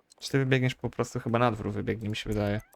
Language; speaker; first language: Polish; native; Polish